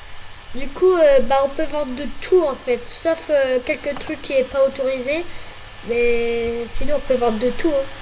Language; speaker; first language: French; native; French